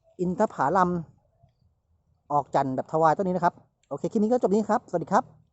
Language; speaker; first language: Thai; native; Thai